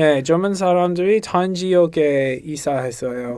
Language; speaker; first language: Korean; non-native, learner; English